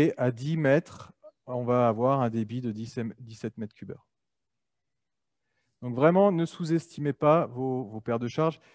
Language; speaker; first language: French; native; French